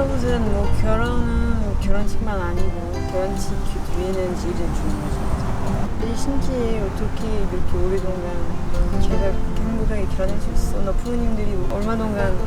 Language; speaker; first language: Korean; non-native, learner; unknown